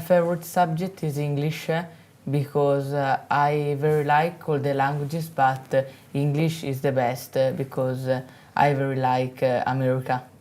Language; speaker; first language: English; non-native, learner; Italian